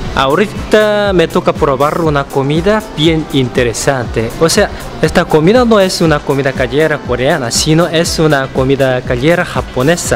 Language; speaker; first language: Spanish; non-native, fluent; Korean